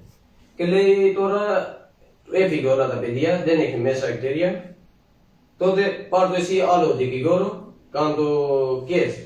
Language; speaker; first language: Greek; non-native, learner; Punjabi